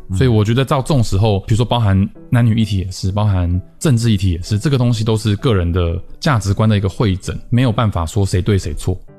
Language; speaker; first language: Chinese; native; Chinese